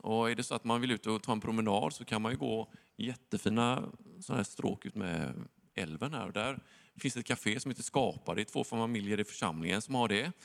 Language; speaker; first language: Swedish; native; Swedish